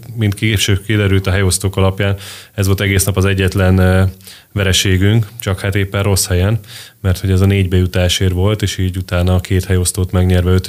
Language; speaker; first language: Hungarian; native; Hungarian